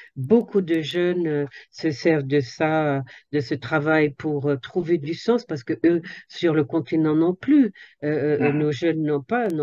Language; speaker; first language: French; native; French